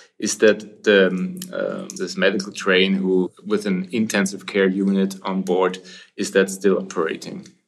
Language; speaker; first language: English; non-native, fluent; German